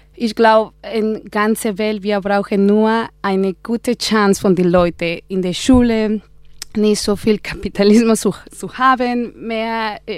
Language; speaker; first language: German; non-native, learner; Spanish